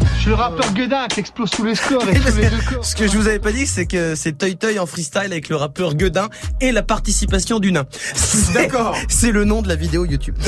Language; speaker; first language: French; native; French